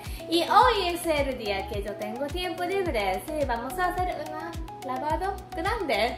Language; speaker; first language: Spanish; non-native, learner; Japanese